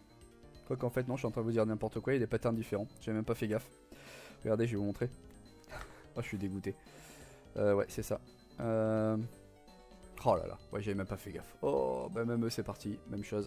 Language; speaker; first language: French; native; French